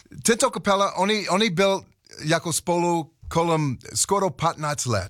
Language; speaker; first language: Czech; non-native, learner; English